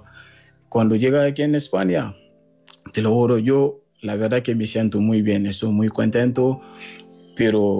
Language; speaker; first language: Spanish; non-native, learner; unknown